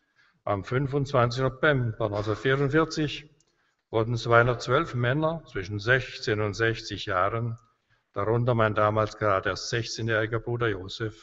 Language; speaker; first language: German; native; German